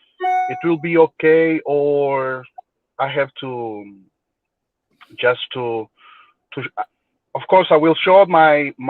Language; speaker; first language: English; non-native, learner; Portuguese